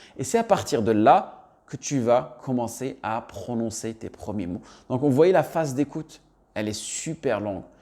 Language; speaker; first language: French; native; French